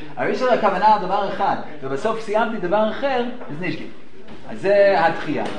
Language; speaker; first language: Hebrew; non-native, fluent; English